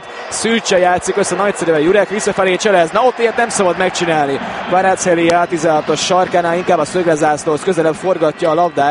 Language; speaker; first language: Hungarian; native; Hungarian